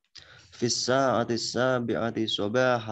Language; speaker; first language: Arabic; non-native, learner; Indonesian